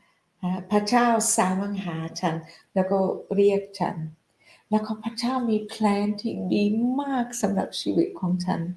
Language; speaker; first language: Thai; non-native, fluent; English